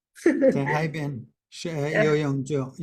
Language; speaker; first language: Chinese; non-native, fluent; English